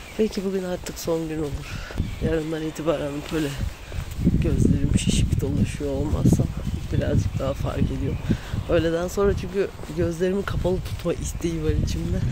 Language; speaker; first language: Turkish; native; Turkish